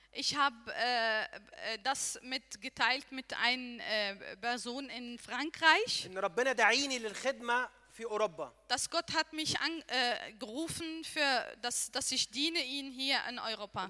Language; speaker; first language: German; non-native, learner; Arabic